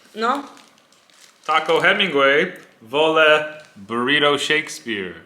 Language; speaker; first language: Polish; non-native, fluent; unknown